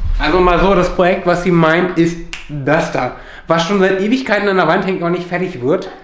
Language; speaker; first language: German; native; German